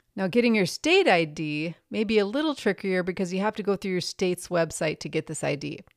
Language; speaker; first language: English; native; English